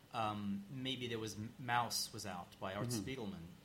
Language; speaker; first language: English; native; English